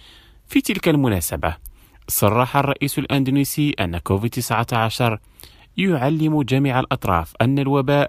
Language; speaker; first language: Arabic; non-native, fluent; Indonesian